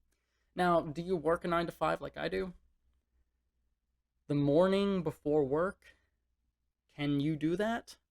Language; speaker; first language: English; native; English